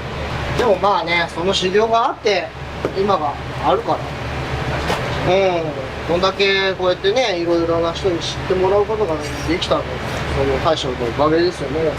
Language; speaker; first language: Japanese; native; Japanese